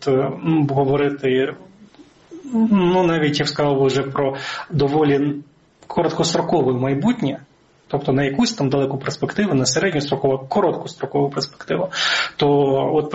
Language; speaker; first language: Ukrainian; native; Ukrainian